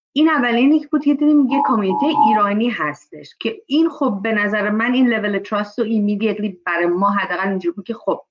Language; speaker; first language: Persian; early bilingual, heritage; Persian